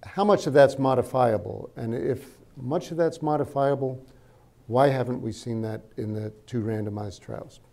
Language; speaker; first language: English; native; English